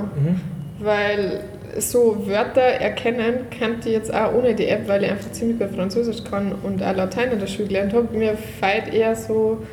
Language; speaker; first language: German; native; German